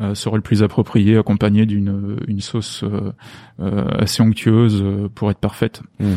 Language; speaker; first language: French; native; French